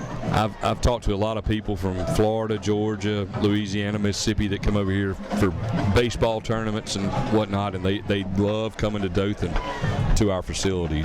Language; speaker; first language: English; native; English